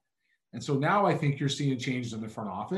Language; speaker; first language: English; native; English